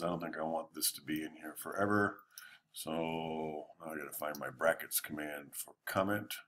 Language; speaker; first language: English; native; English